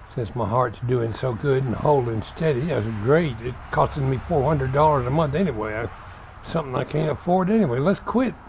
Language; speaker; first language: English; native; English